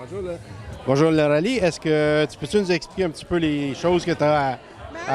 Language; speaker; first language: French; native; French